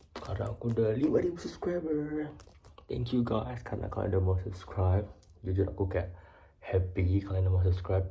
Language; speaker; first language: Indonesian; native; Indonesian